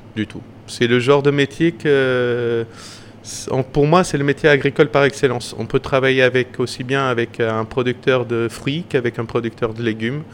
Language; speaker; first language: French; non-native, fluent; Portuguese